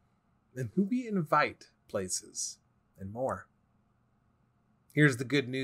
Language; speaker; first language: English; native; English